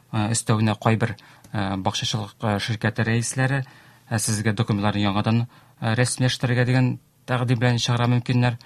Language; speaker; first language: Tatar; native; Tatar